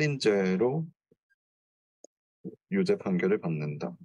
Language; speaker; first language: Korean; native; Korean